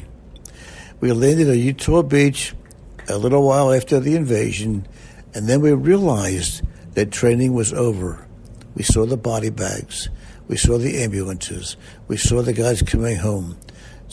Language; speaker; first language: English; native; English